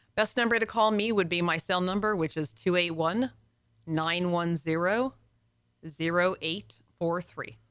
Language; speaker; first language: English; native; English